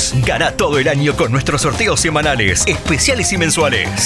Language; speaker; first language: Spanish; native; Spanish